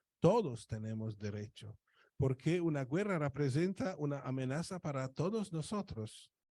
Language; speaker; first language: Spanish; non-native, fluent; Polish